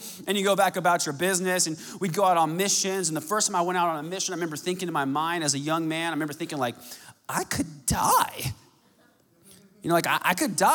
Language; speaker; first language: English; native; English